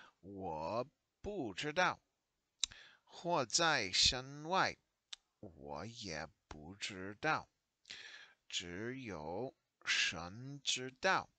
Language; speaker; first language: Chinese; non-native, learner; English